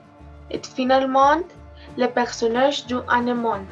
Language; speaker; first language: French; non-native, learner; Spanish